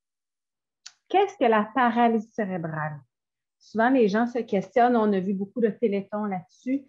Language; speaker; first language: French; native; French